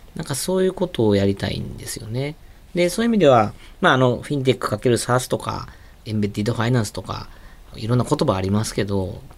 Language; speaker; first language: Japanese; native; Japanese